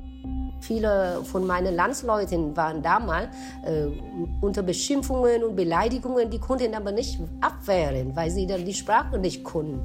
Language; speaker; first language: German; non-native, fluent; Vietnamese